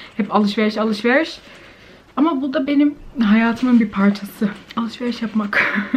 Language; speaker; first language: Turkish; early bilingual, heritage; Turkish